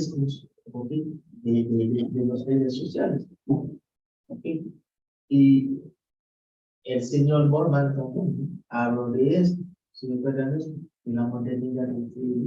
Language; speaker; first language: Spanish; non-native, fluent; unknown